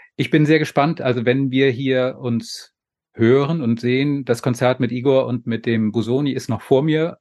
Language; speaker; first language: German; native; German